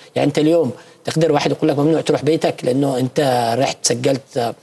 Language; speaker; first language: Arabic; native; Arabic